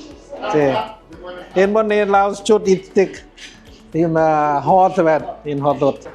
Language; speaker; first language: Mongolian; non-native, learner; Lao